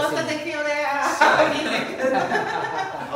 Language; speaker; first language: Greek; early bilingual, heritage; Spanish